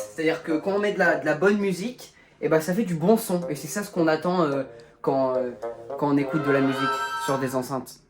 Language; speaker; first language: French; native; French